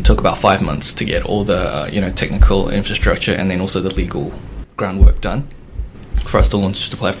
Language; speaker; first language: English; native; English